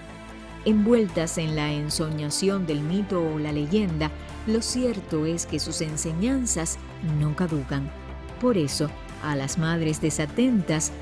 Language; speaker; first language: Spanish; native; Spanish